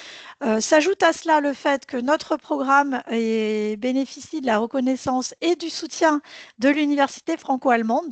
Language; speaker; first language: French; native; French